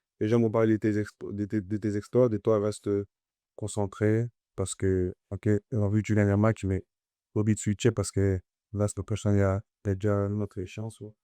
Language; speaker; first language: French; early bilingual, other home language; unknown